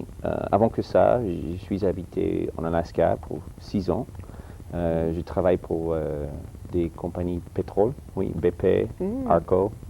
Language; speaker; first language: French; early bilingual, heritage; English